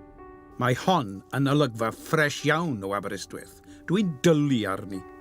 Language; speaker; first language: Welsh; native; Welsh